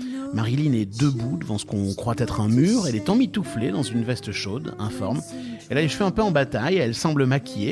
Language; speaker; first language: French; native; French